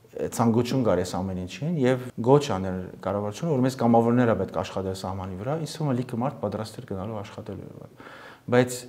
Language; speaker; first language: Armenian; early bilingual, heritage; Armenian